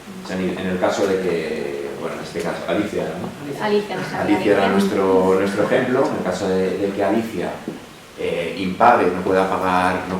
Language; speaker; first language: Spanish; native; Spanish